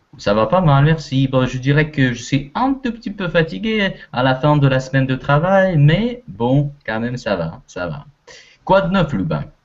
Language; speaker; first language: French; non-native, fluent; Russian